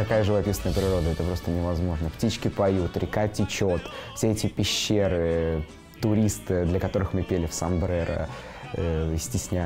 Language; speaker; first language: Russian; native; Russian